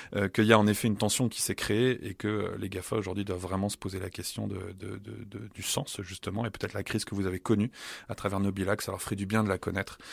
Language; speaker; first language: French; native; French